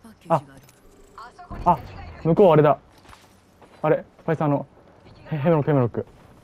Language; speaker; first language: Japanese; native; Japanese